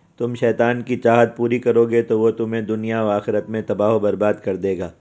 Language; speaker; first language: Urdu; native; Urdu